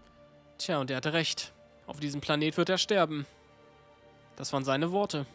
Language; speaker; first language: German; native; German